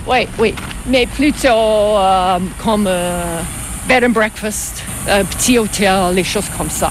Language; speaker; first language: French; non-native, fluent; English